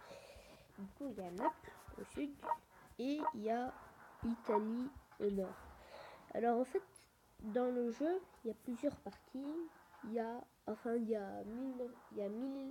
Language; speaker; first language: French; native; French